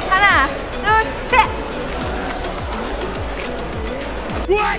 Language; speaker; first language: Korean; non-native, learner; Turkish